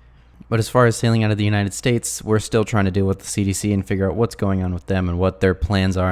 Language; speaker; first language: English; native; English